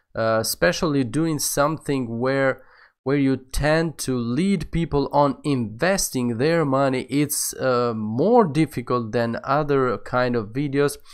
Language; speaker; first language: English; non-native, fluent; Albanian